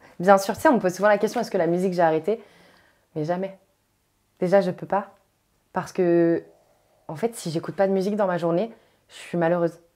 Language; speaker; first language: French; native; French